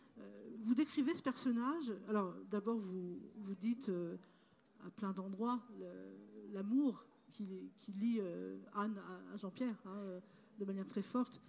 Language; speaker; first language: French; native; French